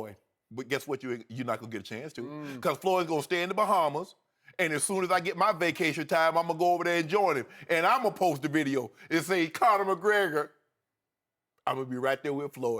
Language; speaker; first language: English; native; English